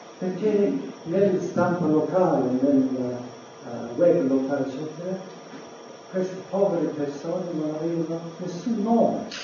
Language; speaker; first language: Italian; non-native, fluent; English